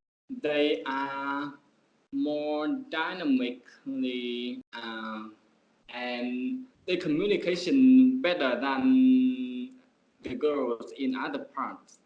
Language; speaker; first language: English; non-native, learner; Vietnamese